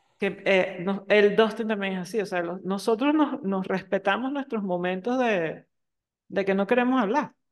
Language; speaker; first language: Spanish; native; Spanish